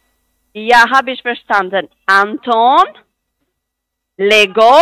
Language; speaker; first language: German; non-native, learner; Spanish